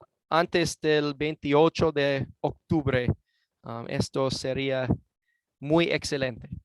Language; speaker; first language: Spanish; non-native, fluent; English